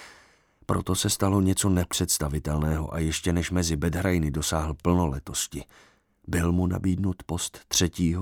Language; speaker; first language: Czech; native; Czech